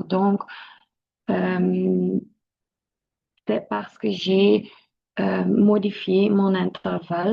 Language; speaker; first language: French; non-native, local second language; Dutch